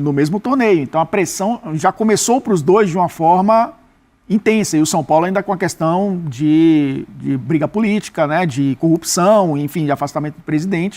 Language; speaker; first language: Portuguese; native; Portuguese